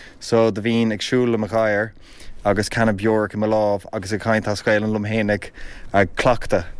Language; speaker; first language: Irish; non-native, local second language; English